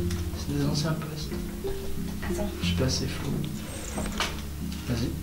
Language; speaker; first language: French; native; French